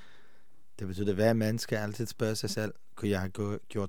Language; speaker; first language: Danish; non-native, fluent; English